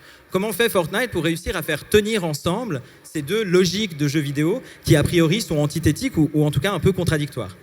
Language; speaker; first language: French; native; French